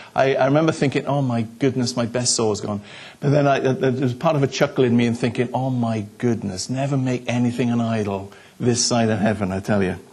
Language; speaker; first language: English; native; English